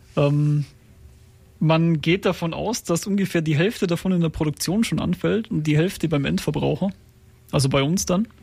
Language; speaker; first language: German; native; German